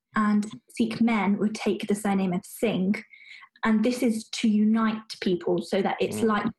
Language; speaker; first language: English; native; English